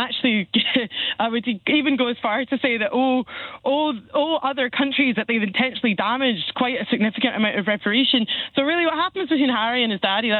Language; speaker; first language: English; native; English